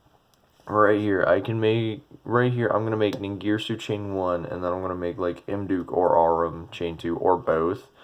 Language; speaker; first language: English; native; English